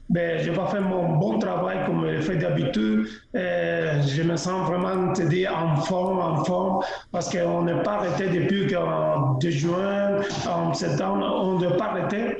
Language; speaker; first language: French; non-native, fluent; Spanish